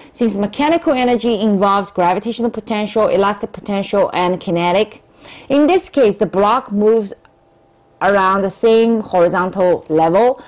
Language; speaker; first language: English; non-native, fluent; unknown